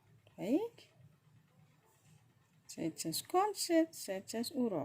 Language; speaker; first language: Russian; non-native, fluent; Indonesian